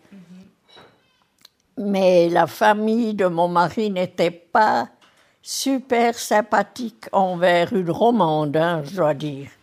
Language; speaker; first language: French; native; French